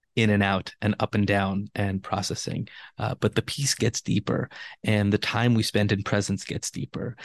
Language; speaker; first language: English; native; English